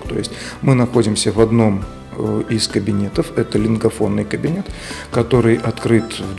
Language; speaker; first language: Russian; native; Russian